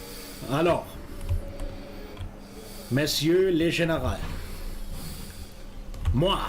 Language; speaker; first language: French; non-native, learner; German